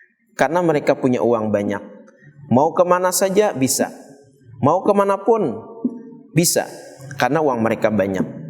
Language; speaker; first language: Indonesian; non-native, local second language; Banjar